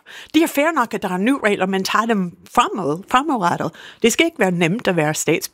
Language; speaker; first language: Danish; non-native, fluent; English